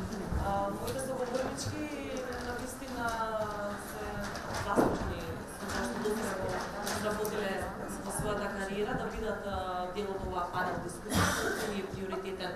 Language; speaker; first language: Macedonian; native; Macedonian